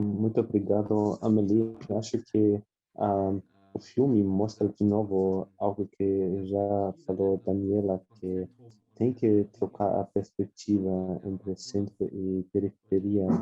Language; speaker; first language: Portuguese; non-native, fluent; German